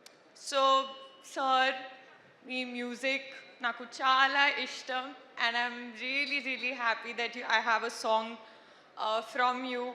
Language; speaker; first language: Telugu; non-native, learner; Hindi